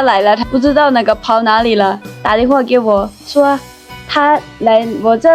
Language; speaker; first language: Chinese; non-native, learner; Lao